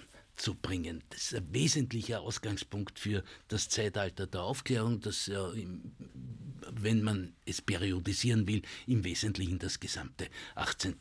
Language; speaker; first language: German; native; German